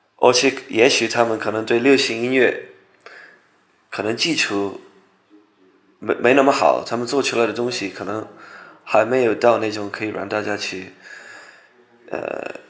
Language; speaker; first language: Chinese; non-native, fluent; English